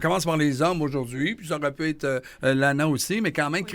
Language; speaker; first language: French; native; French